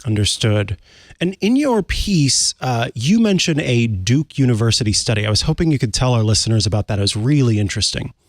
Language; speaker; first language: English; native; English